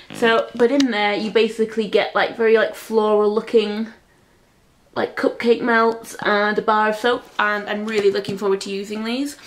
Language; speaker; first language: English; native; English